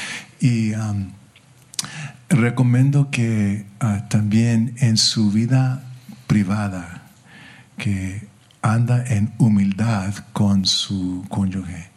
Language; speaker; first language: Spanish; early bilingual, heritage; English